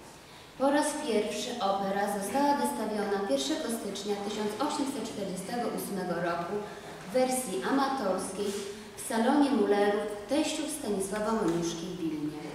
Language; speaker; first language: Polish; native; Polish